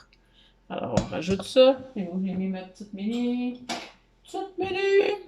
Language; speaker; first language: French; native; French